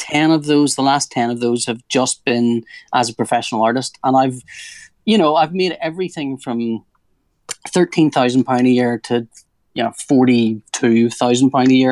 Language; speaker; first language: English; native; English